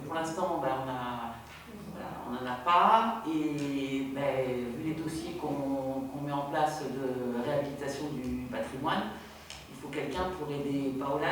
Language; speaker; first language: French; native; French